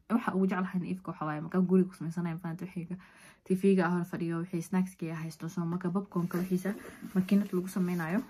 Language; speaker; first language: Somali; early bilingual, heritage; Somali